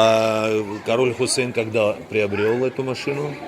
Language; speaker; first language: Russian; native; Russian